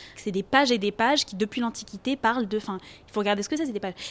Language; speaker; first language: French; native; French